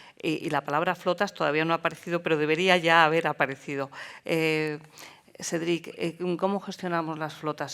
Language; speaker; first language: Spanish; native; Spanish